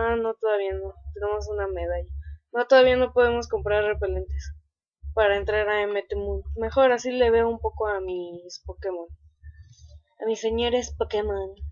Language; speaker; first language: Spanish; native; Spanish